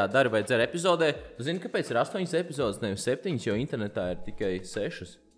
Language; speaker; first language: Latvian; native; Latvian